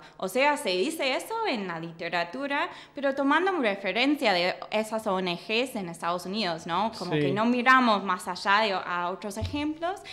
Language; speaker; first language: Spanish; non-native, fluent; English